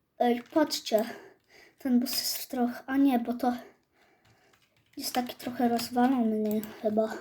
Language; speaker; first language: Polish; native; Polish